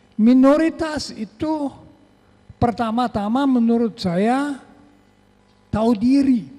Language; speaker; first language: Indonesian; non-native, fluent; German